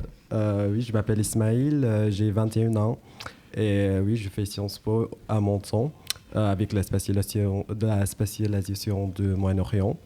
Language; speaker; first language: French; non-native, learner; English